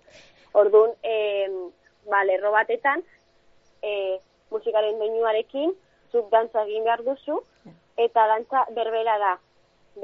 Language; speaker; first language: Basque; non-native, local second language; Spanish